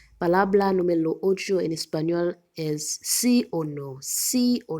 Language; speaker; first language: Spanish; non-native, learner; Haitian Creole